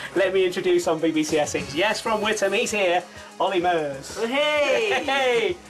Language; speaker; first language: English; native; English